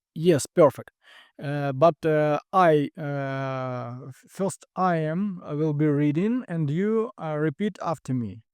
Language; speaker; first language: English; non-native, learner; Ukrainian